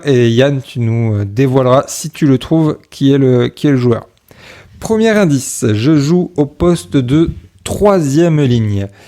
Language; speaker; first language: French; native; French